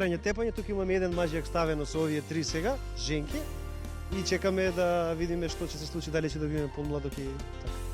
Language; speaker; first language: Macedonian; native; Macedonian